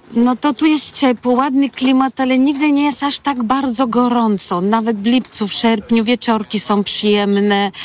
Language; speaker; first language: Polish; non-native, fluent; Bulgarian